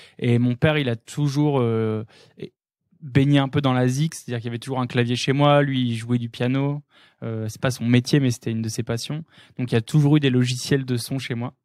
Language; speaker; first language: French; native; French